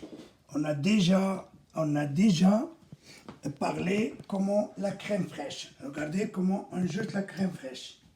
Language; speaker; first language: French; non-native, local second language; Arabic